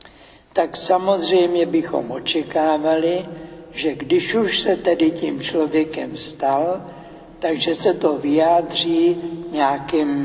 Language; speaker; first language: Czech; native; Czech